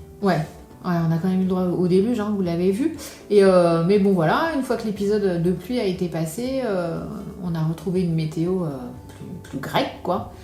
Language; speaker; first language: French; native; French